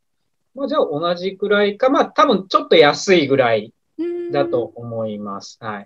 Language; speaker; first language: Japanese; native; Japanese